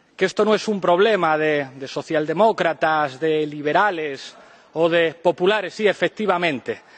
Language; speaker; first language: Spanish; native; Spanish